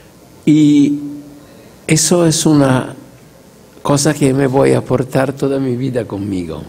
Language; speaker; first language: Spanish; non-native, fluent; Italian